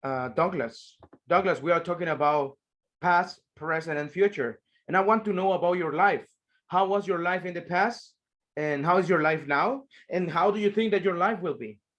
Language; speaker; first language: English; non-native, fluent; Spanish